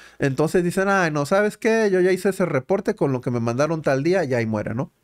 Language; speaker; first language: Spanish; native; Spanish